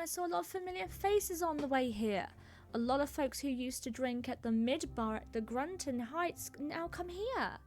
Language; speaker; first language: English; native; English